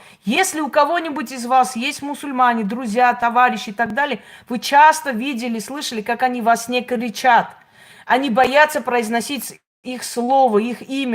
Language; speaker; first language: Russian; native; Russian